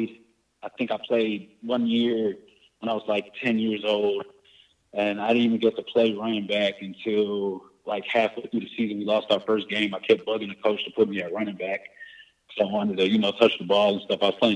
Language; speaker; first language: English; native; English